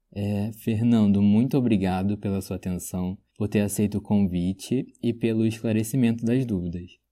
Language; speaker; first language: Portuguese; native; Portuguese